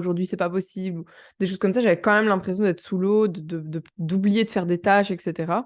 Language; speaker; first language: French; native; French